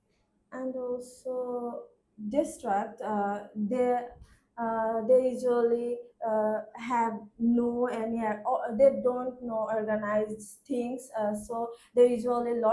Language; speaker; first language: English; non-native, learner; Bangla